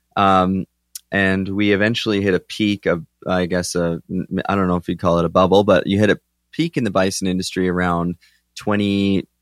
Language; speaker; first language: English; native; English